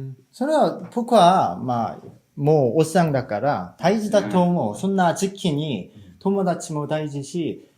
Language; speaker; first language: Japanese; non-native, fluent; Korean